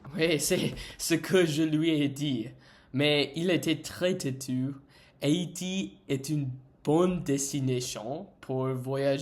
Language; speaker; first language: French; non-native, learner; English